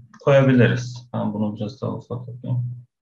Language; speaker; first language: Turkish; non-native, fluent; Persian